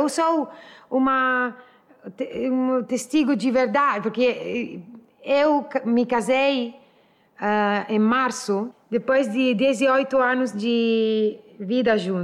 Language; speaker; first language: Portuguese; non-native, learner; Italian